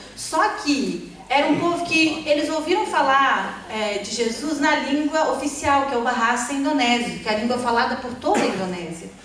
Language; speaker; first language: Portuguese; native; Portuguese